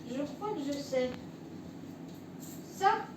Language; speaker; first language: French; native; French